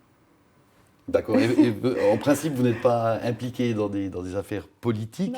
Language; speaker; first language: French; native; French